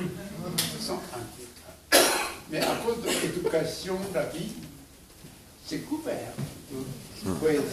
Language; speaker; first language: French; non-native, learner; Japanese